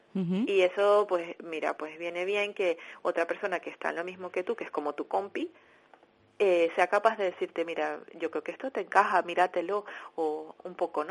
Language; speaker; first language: Spanish; native; Spanish